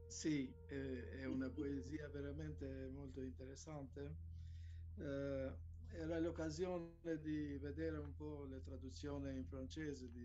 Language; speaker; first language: Italian; non-native, fluent; Albanian